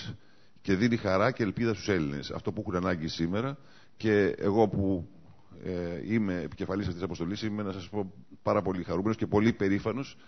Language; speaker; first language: Greek; native; Greek